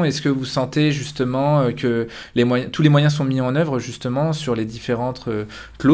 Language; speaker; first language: French; native; French